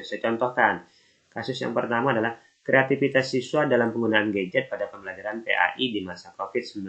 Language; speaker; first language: Indonesian; native; Indonesian